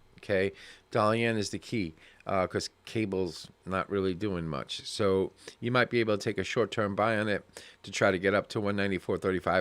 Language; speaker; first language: English; native; English